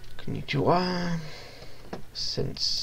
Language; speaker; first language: Japanese; non-native, learner; English